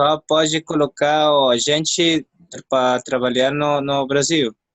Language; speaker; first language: Portuguese; non-native, learner; Spanish